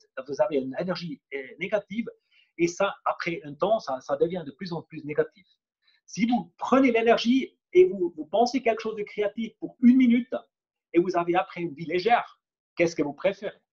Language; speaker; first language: French; non-native, fluent; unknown